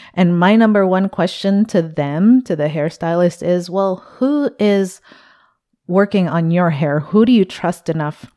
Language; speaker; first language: English; early bilingual, other home language; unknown